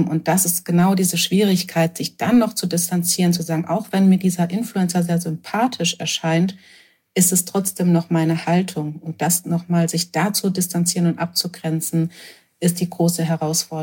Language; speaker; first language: German; native; German